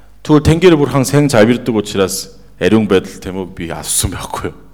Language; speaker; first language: Mongolian; non-native, fluent; Korean